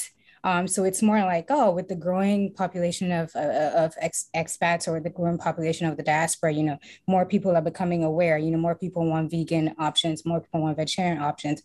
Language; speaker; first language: English; non-native, local second language; Akan